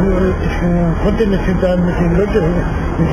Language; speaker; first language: German; non-native, learner; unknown